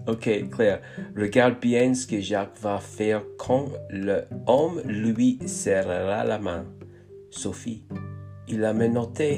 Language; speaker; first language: French; non-native, learner; English